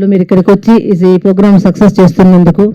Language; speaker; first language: Telugu; native; Telugu